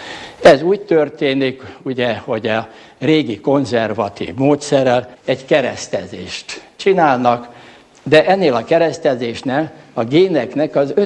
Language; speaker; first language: Hungarian; native; Hungarian